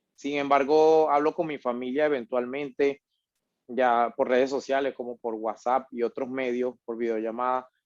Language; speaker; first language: Spanish; native; Spanish